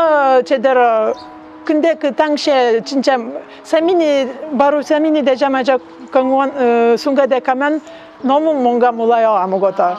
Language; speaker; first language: Korean; non-native, learner; Lithuanian